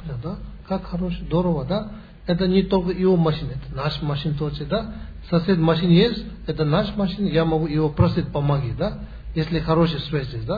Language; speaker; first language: Russian; non-native, learner; Tibetan